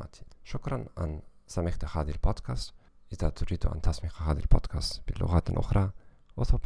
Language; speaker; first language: Arabic; non-native, learner; German